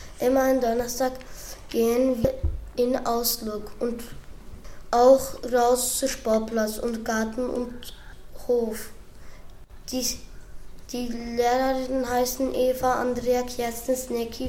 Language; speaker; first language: German; early bilingual, other home language; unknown